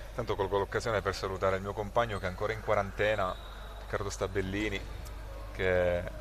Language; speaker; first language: Italian; native; Italian